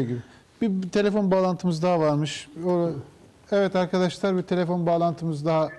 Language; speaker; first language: Turkish; native; Turkish